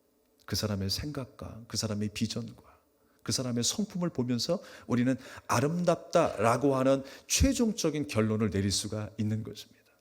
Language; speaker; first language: Korean; native; Korean